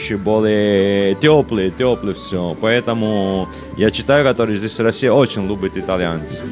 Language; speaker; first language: Russian; non-native, learner; Italian